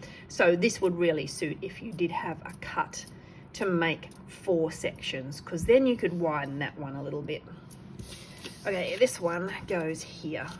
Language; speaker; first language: English; native; English